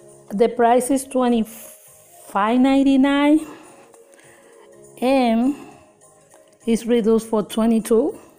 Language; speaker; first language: English; non-native, learner; Spanish